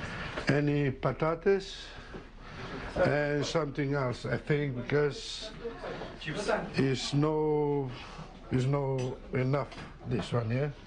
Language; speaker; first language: English; non-native, learner; Romanian